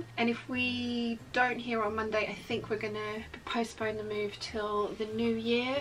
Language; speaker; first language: English; native; English